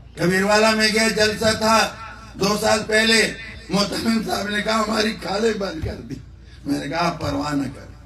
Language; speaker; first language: Urdu; non-native, local second language; Northern Hindko